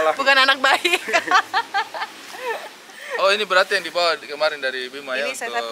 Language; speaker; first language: Indonesian; native; Indonesian